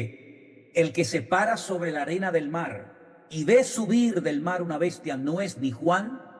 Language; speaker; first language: Spanish; native; Spanish